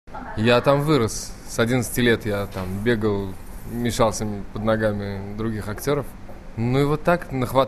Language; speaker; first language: Russian; native; Russian